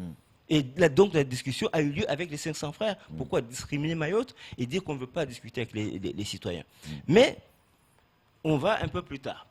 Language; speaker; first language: French; native; French